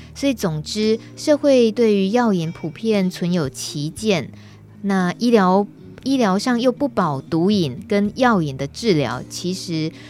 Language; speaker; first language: Chinese; native; Chinese